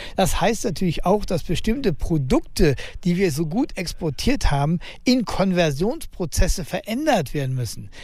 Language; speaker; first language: German; native; German